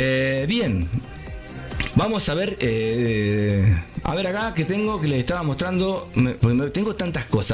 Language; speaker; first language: Spanish; native; Spanish